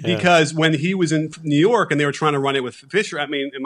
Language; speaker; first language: English; native; English